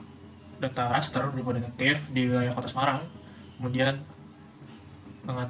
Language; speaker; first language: Indonesian; native; Indonesian